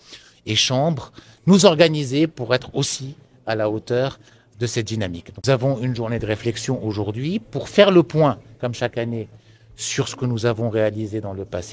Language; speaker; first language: French; non-native, local second language; Arabic